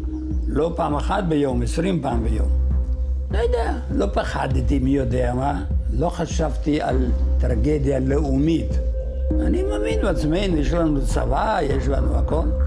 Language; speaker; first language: Hebrew; non-native, fluent; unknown